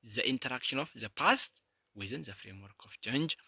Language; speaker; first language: English; non-native, local second language; Amharic